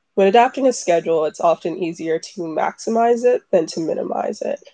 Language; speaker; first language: English; native; English